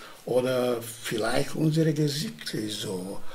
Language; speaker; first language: German; non-native, learner; Romany